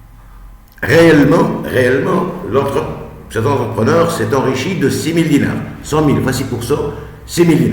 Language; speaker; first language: French; non-native, local second language; Arabic